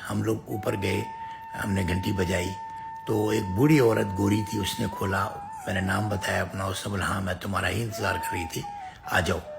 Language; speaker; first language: Urdu; native; Urdu